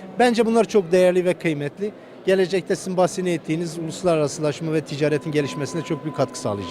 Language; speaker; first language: Turkish; native; Turkish